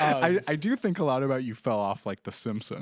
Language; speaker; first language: English; native; English